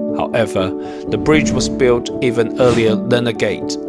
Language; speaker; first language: English; non-native, fluent; Uzbek